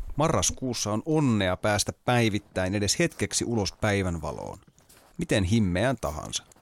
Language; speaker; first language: Finnish; native; Finnish